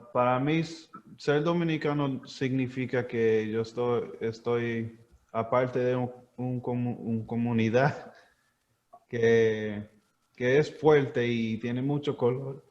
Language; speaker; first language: Spanish; early bilingual, heritage; Spanish